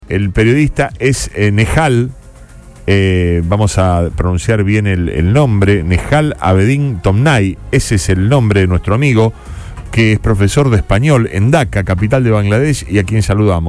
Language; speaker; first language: Spanish; native; Spanish